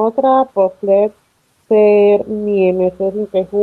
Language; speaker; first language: Albanian; non-native, learner; Spanish